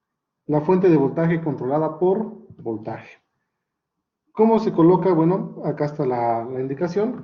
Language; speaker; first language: Spanish; native; Spanish